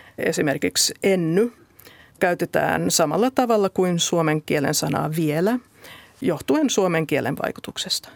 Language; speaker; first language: Finnish; non-native, local second language; Swedish